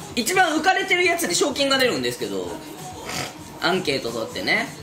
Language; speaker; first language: Japanese; native; Japanese